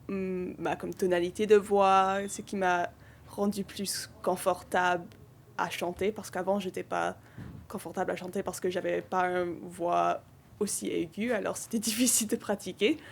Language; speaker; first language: French; non-native, local second language; English